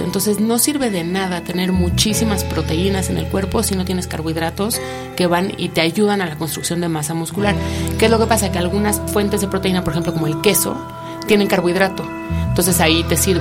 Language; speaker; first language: Spanish; native; Spanish